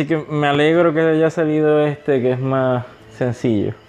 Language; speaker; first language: Spanish; native; Spanish